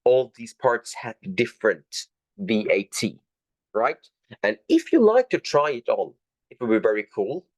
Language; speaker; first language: English; non-native, fluent; Norwegian